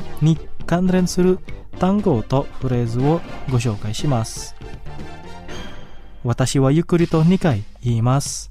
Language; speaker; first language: Japanese; non-native, fluent; Indonesian